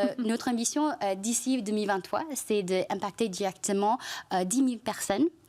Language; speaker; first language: French; non-native, fluent; Chinese